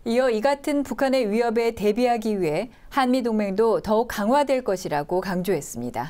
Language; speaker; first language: Korean; native; Korean